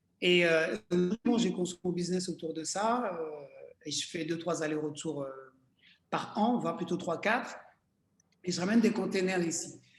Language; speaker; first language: French; early bilingual, other home language; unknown